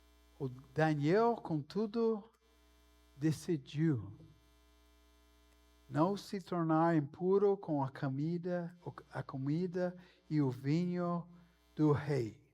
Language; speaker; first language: Portuguese; non-native, fluent; English